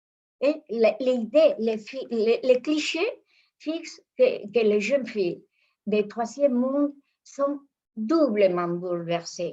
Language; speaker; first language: French; non-native, fluent; Spanish